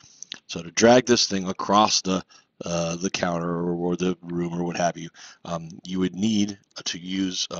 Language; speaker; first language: English; native; English